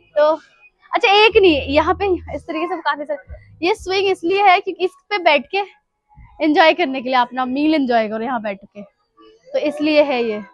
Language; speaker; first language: Hindi; non-native, local second language; Bangla